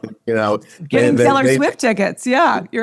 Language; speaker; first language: English; native; English